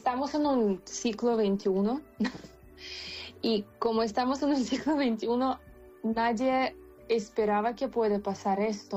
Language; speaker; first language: Spanish; non-native, fluent; Ukrainian